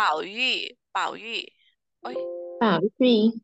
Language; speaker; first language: Chinese; non-native, learner; Vietnamese